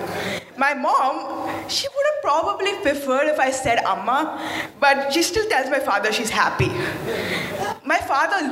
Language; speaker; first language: English; non-native, fluent; Malayalam